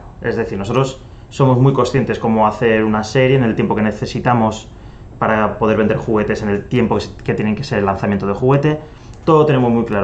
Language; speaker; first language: Spanish; native; Spanish